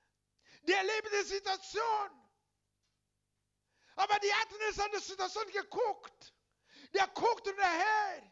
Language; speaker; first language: German; non-native, learner; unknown